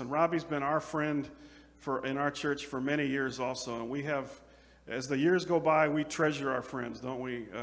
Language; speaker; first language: English; native; English